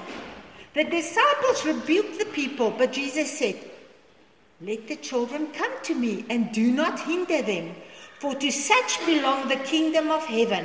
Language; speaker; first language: English; non-native, local second language; Afrikaans